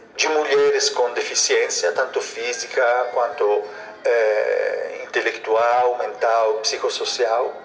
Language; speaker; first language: Portuguese; non-native, fluent; Italian